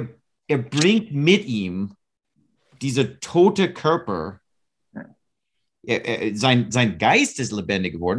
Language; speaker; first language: German; non-native, learner; English